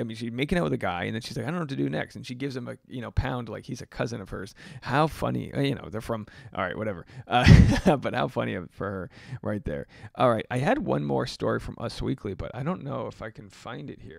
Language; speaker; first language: English; native; English